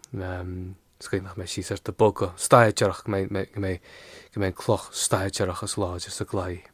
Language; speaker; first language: Irish; non-native, local second language; English